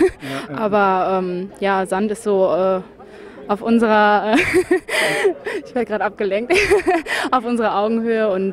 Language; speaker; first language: German; native; German